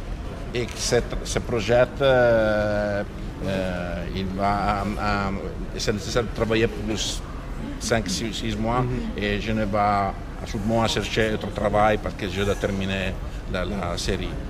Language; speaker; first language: French; non-native, fluent; Italian